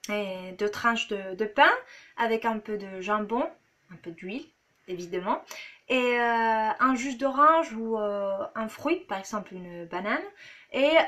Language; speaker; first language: French; non-native, fluent; Spanish